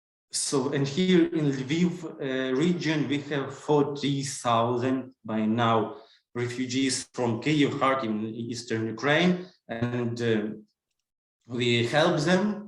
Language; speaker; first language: English; non-native, learner; Ukrainian